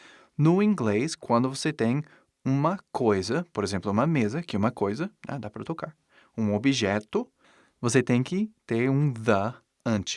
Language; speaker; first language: Portuguese; non-native, fluent; English